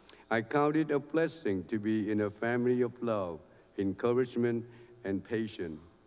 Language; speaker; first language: English; non-native, fluent; Vietnamese